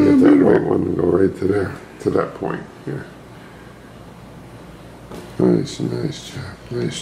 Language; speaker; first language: English; native; English